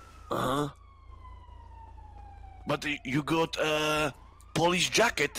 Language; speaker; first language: English; non-native, learner; Polish